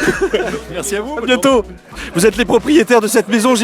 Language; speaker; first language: French; native; French